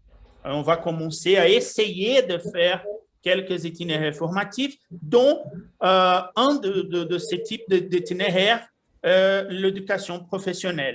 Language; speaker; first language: French; non-native, fluent; Portuguese